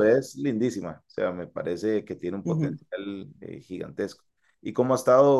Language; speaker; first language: Spanish; native; Spanish